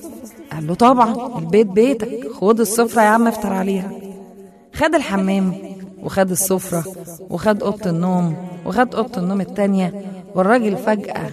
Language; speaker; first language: Arabic; native; Arabic